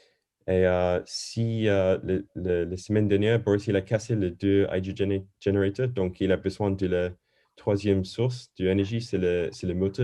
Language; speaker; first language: French; non-native, learner; English